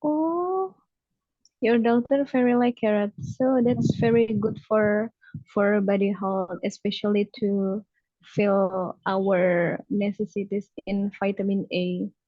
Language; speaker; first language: English; non-native, learner; Indonesian